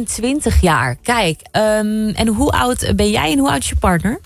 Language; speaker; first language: Dutch; native; Dutch